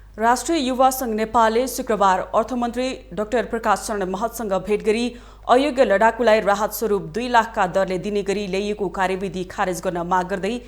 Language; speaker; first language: Nepali; native; Nepali